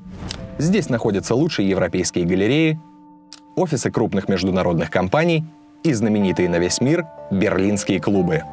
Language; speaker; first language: Russian; native; Russian